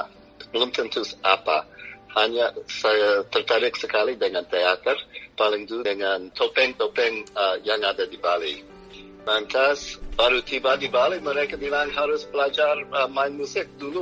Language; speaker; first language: Indonesian; non-native, fluent; English